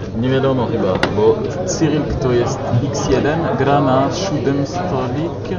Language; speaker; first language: Polish; non-native, learner; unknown